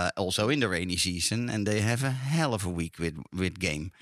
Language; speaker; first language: English; non-native, fluent; Dutch